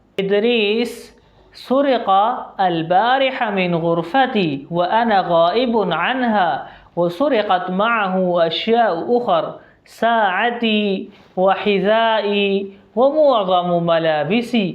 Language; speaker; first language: Arabic; non-native, fluent; Urdu